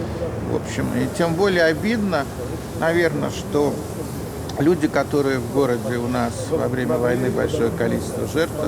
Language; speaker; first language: Russian; native; Russian